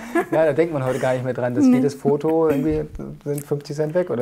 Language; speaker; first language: German; native; German